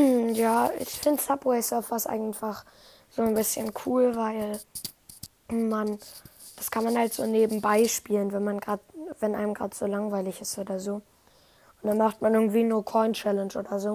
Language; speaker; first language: German; native; German